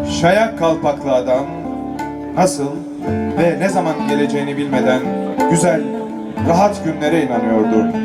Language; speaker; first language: Turkish; native; Turkish